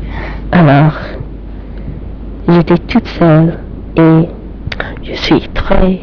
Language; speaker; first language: French; non-native, learner; English